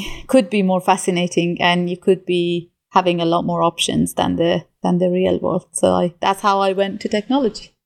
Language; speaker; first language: English; non-native, fluent; Persian